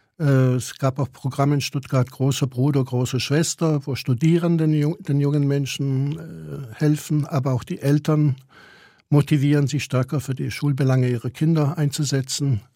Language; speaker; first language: German; early bilingual, other home language; Croatian